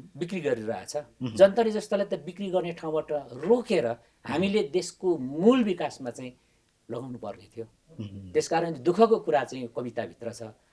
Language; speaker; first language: Nepali; non-native, local second language; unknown